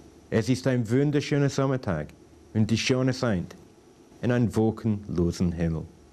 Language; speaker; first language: German; non-native, learner; English